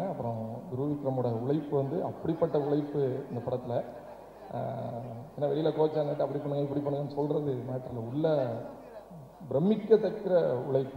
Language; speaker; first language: Tamil; native; Tamil